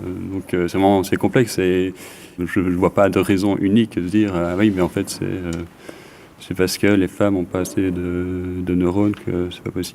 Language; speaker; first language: French; native; French